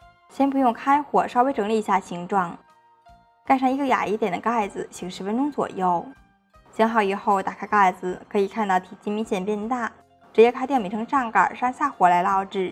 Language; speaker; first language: Chinese; native; Chinese